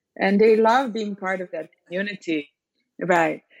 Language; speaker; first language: English; non-native, fluent; Serbian